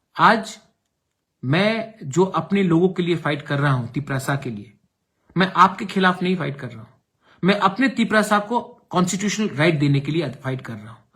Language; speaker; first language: Hindi; non-native, local second language; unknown